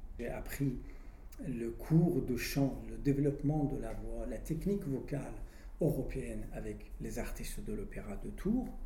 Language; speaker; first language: French; non-native, fluent; Persian